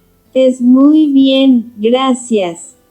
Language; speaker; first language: Spanish; non-native, learner; Haitian Creole